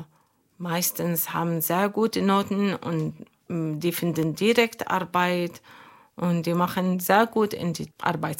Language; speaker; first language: German; non-native, learner; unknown